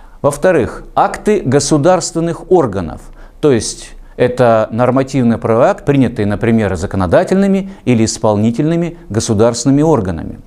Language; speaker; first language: Russian; native; Russian